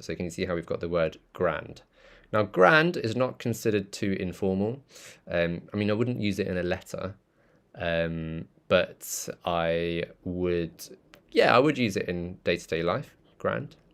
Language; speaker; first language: English; early bilingual, other home language; Tamil